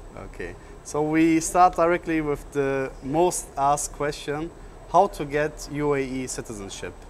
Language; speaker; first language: English; non-native, learner; German